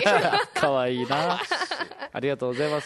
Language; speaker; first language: Japanese; native; Japanese